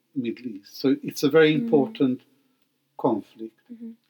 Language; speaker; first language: English; non-native, fluent; Hebrew